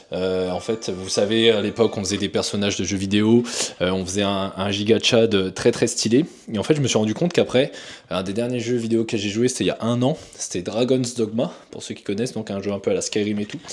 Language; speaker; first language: French; native; French